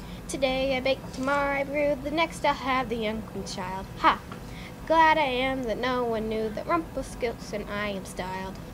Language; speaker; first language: English; native; English